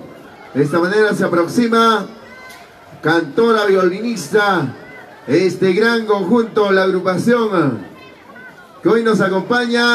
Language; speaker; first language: Spanish; native; Spanish